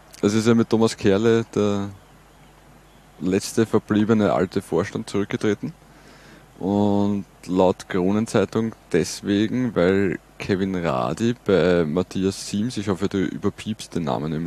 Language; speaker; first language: German; native; German